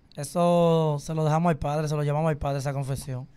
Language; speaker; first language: Spanish; native; Spanish